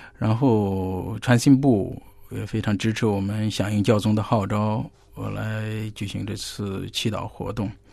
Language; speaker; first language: Chinese; native; Chinese